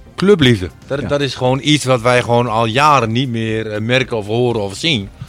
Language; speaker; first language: Dutch; native; Dutch